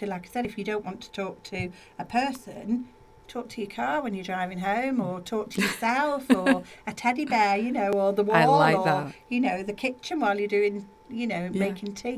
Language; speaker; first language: English; native; English